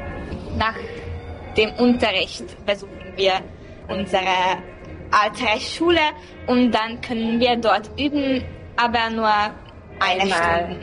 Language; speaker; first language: German; non-native, local second language; Hungarian